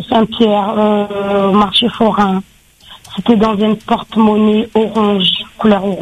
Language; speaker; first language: French; non-native, learner; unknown